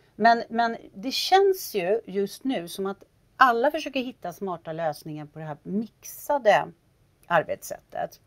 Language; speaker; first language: Swedish; native; Swedish